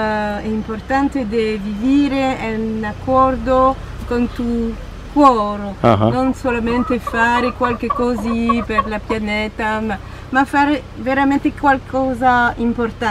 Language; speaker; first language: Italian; non-native, learner; French